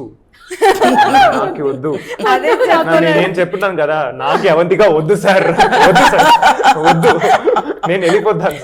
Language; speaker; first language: Telugu; non-native, local second language; Tamil